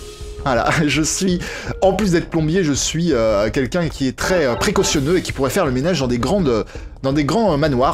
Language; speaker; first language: French; native; French